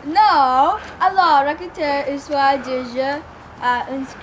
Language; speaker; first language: French; non-native, learner; English